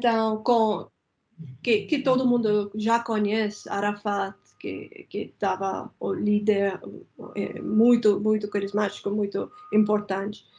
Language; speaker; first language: Portuguese; non-native, fluent; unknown